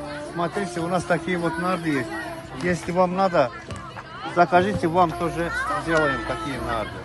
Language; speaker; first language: Russian; non-native, local second language; Azerbaijani